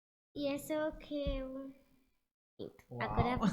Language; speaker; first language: Portuguese; early bilingual, other home language; Spanish